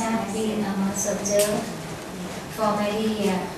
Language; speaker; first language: English; non-native, learner; Thai